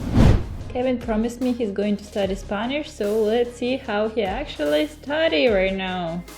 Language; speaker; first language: English; non-native, fluent; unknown